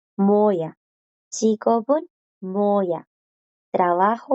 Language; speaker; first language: Korean; non-native, fluent; Spanish